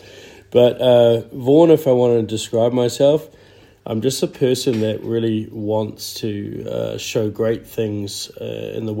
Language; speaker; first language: English; native; English